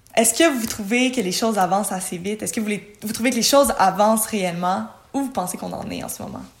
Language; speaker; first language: French; native; French